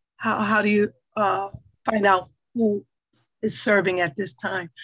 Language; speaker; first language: English; native; English